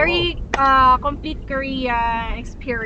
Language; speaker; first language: English; non-native, local second language; Filipino